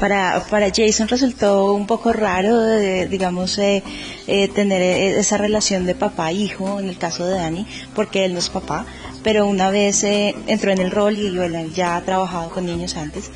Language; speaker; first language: Spanish; native; Spanish